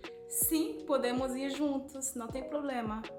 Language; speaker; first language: Portuguese; non-native, fluent; English